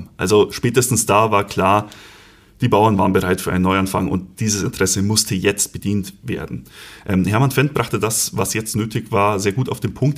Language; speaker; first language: German; native; German